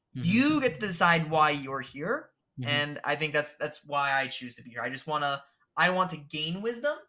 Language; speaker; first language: English; native; English